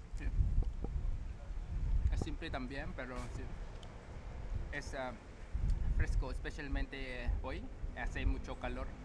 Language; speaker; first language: Spanish; non-native, learner; Filipino